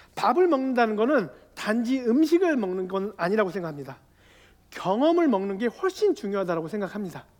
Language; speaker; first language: Korean; native; Korean